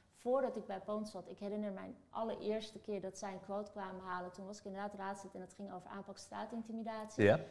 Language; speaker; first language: Dutch; early bilingual, other home language; Turkish